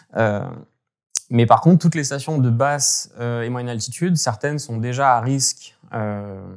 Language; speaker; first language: French; native; French